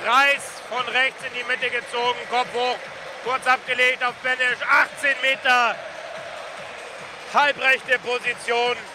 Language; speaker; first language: German; native; German